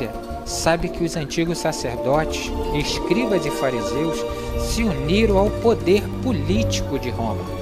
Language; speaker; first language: Portuguese; native; Portuguese